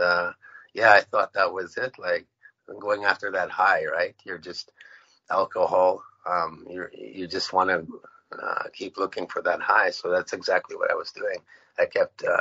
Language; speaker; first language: English; non-native, fluent; Cree